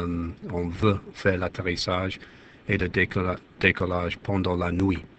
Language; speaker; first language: French; non-native, fluent; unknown